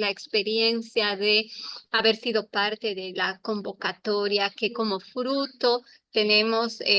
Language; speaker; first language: Spanish; native; Spanish